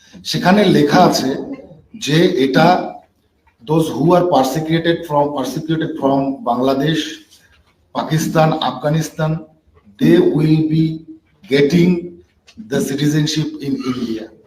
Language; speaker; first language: English; non-native, local second language; Bangla